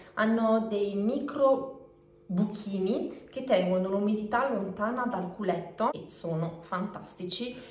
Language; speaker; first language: Italian; native; Italian